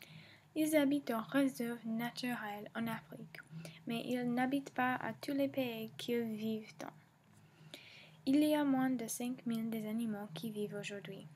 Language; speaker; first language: French; non-native, learner; English